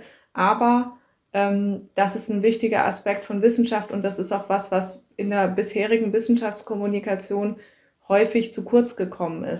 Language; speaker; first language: German; native; German